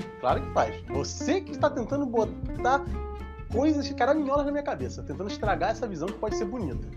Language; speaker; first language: Portuguese; native; Portuguese